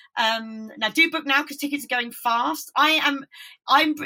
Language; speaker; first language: English; native; English